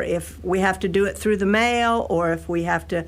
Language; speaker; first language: English; native; English